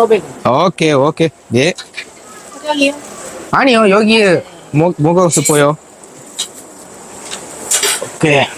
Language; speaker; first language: Korean; non-native, learner; Tamil